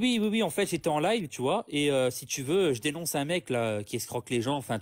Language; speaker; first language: French; native; French